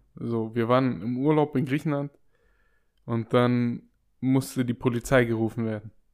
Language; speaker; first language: German; native; German